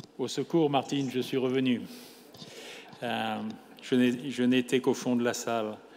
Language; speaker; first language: French; native; French